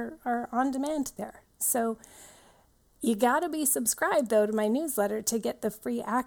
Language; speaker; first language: English; native; English